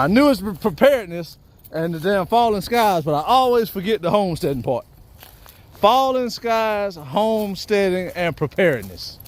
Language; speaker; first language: English; native; English